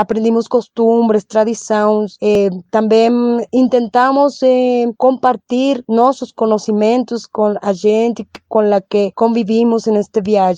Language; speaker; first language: Portuguese; non-native, fluent; Spanish